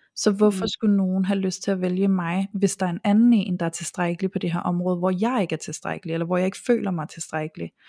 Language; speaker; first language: Danish; native; Danish